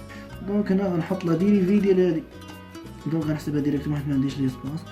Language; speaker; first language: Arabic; native; Arabic